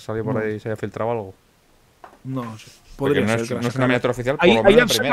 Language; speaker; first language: Spanish; native; Spanish